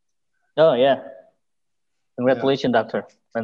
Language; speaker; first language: English; non-native, fluent; Indonesian